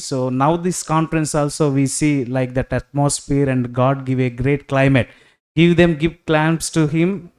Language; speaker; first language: English; non-native, local second language; Telugu